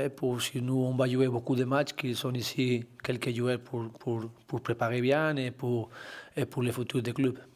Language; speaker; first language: French; non-native, learner; Spanish